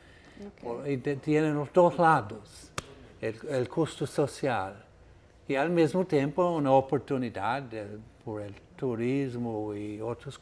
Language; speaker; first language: Spanish; non-native, fluent; Portuguese